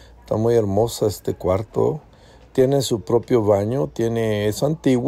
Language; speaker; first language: Spanish; early bilingual, heritage; Spanish